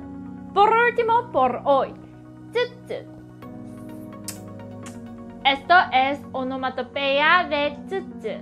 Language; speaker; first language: Spanish; non-native, learner; Korean